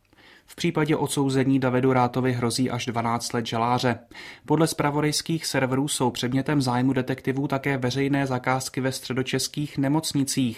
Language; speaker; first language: Czech; native; Czech